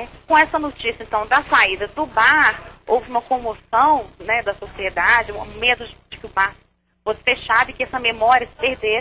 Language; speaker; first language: Portuguese; native; Portuguese